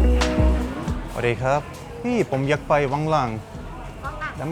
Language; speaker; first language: Thai; non-native, learner; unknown